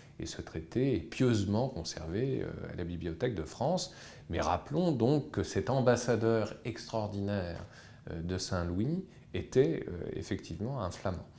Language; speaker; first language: French; native; French